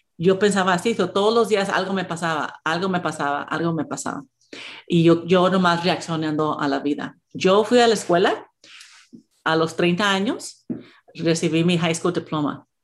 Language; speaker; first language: Spanish; early bilingual, heritage; Spanish